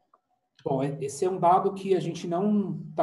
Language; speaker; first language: Portuguese; native; Portuguese